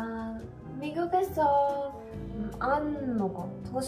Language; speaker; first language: Korean; non-native, learner; English